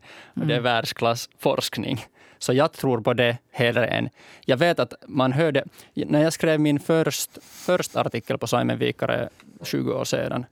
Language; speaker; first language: Swedish; native; Swedish